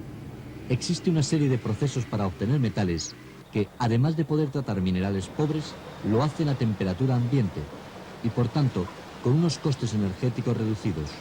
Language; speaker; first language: Spanish; native; Spanish